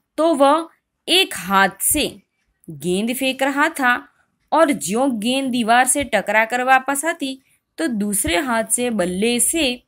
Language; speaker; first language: Hindi; non-native, local second language; Gujarati